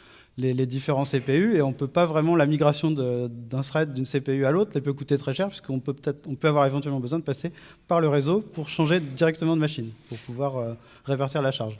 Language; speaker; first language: French; native; French